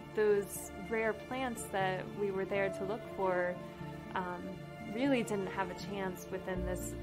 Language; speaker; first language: English; native; English